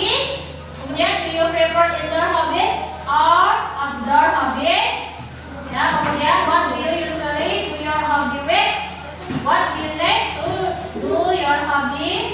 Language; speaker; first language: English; non-native, learner; Indonesian